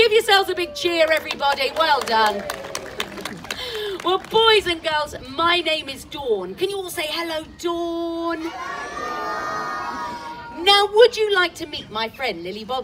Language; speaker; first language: English; native; English